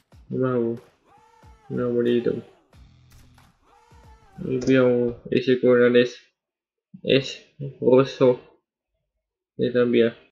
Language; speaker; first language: Spanish; non-native, learner; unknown